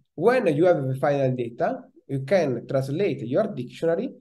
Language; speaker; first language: English; non-native, fluent; Italian